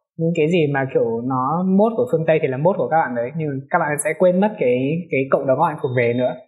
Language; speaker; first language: Vietnamese; non-native, local second language; Hmong